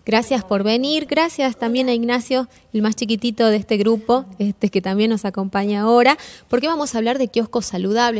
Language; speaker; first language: Spanish; native; Spanish